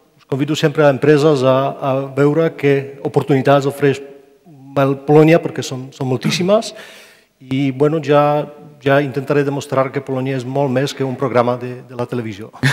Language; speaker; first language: Catalan; non-native, fluent; Polish